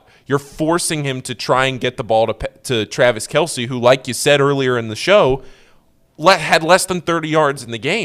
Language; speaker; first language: English; native; English